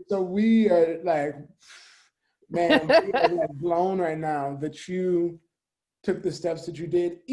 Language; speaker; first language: English; native; English